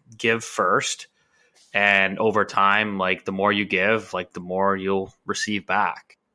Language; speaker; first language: English; native; English